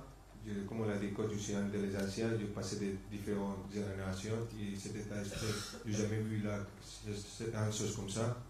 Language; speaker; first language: French; non-native, fluent; Spanish